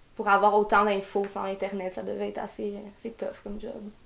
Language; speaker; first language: French; native; French